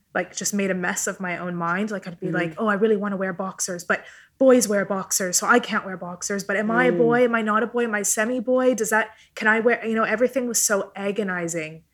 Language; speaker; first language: English; non-native, fluent; Italian